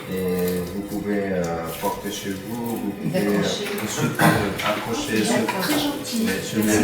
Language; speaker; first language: French; non-native, fluent; Vietnamese